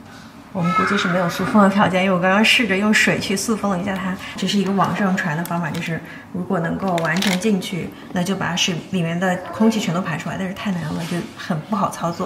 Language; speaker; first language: Chinese; native; Chinese